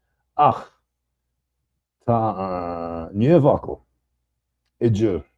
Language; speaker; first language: Irish; non-native, learner; English